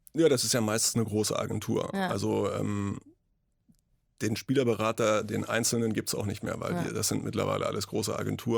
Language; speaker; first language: German; native; German